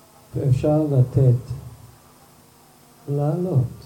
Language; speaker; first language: Hebrew; non-native, fluent; English